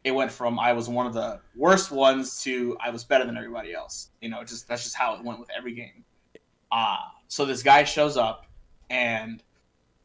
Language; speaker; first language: English; native; English